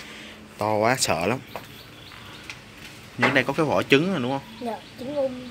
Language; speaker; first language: Vietnamese; native; Vietnamese